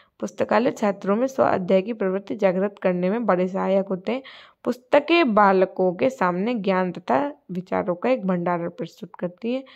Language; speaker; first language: Hindi; native; Hindi